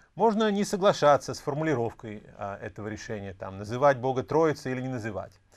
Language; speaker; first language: Russian; native; Russian